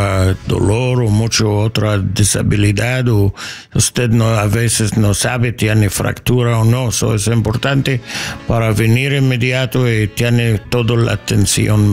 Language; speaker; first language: Spanish; non-native, learner; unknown